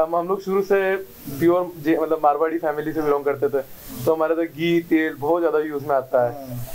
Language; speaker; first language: Hindi; native; Hindi